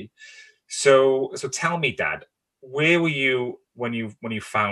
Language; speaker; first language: English; native; English